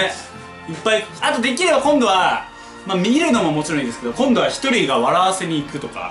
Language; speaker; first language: Japanese; native; Japanese